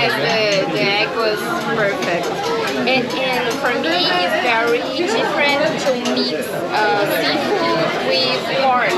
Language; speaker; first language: English; non-native, fluent; Portuguese